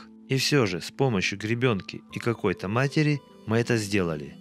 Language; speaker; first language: Russian; native; Russian